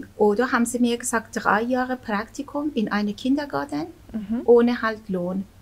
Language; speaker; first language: German; non-native, fluent; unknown